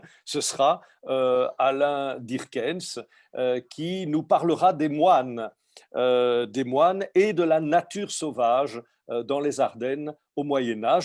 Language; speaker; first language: French; native; French